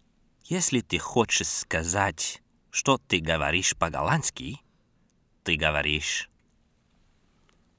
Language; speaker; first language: Russian; non-native, fluent; Dutch